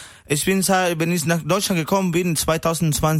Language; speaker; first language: German; non-native, learner; Spanish